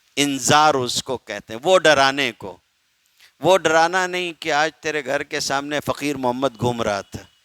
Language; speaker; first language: Urdu; native; Urdu